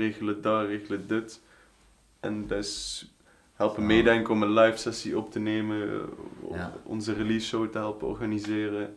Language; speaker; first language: Dutch; native; Dutch